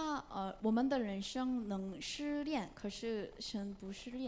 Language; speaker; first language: Chinese; non-native, learner; Korean